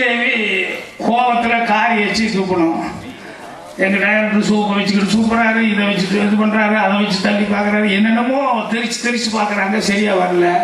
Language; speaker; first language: Tamil; native; Tamil